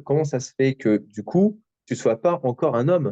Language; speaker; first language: French; native; French